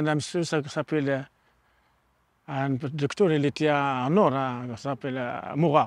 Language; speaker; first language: French; non-native, learner; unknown